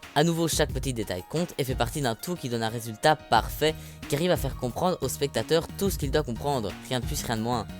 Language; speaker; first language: French; native; French